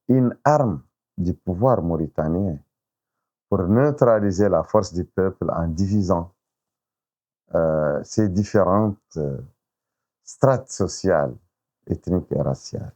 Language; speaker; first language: French; non-native, local second language; Arabic